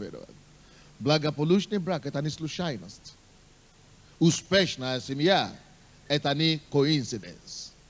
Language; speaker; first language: Russian; non-native, fluent; Yoruba